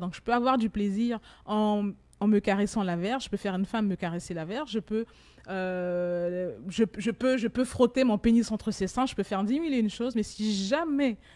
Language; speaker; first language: French; native; French